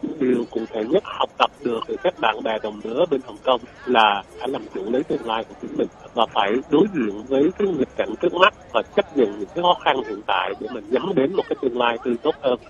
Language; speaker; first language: Vietnamese; early bilingual, heritage; Vietnamese